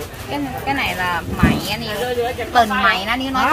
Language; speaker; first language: Vietnamese; early bilingual, heritage; Vietnamese